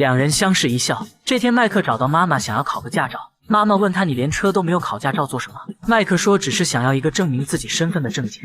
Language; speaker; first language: Chinese; native; Chinese